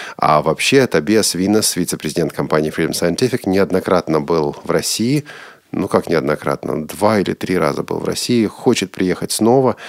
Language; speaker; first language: Russian; native; Russian